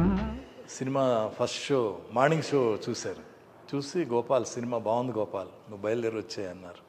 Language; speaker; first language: Telugu; native; Telugu